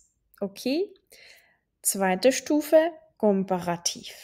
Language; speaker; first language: German; non-native, fluent; Czech